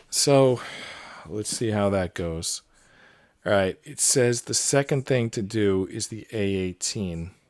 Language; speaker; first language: English; native; English